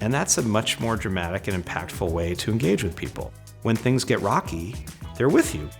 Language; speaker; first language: English; native; English